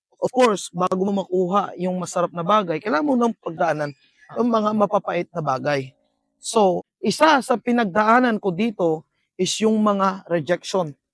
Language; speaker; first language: Filipino; non-native, local second language; Iloko